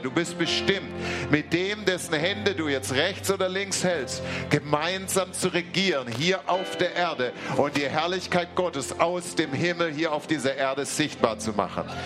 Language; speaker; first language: German; native; German